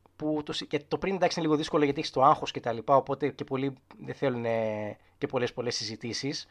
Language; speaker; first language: Greek; native; Greek